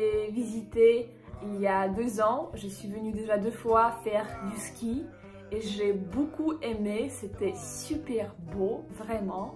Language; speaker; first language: French; non-native, fluent; Ukrainian